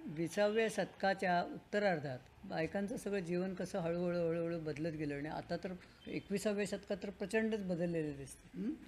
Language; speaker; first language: Marathi; native; Marathi